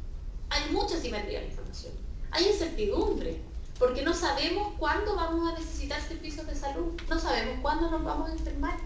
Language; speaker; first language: Spanish; native; Spanish